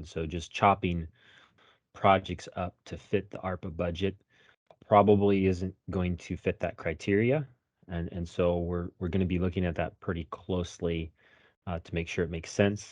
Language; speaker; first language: English; native; English